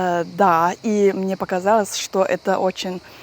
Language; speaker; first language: Russian; non-native, learner; Chinese